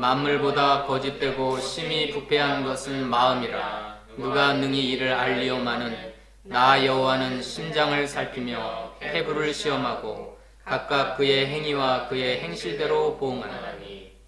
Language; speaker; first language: Korean; native; Korean